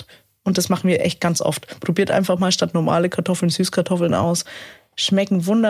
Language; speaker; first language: German; native; German